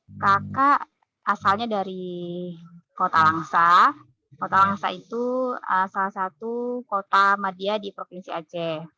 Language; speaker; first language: Indonesian; native; Indonesian